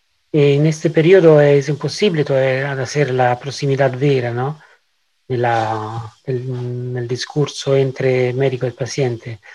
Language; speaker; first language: Spanish; non-native, learner; Italian